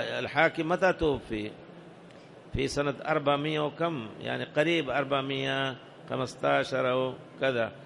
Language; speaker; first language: Arabic; non-native, fluent; Urdu